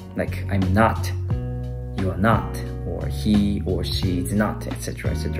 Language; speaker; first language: English; non-native, fluent; Japanese